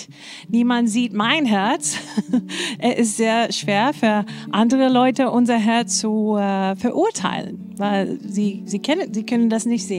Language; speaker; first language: German; non-native, fluent; English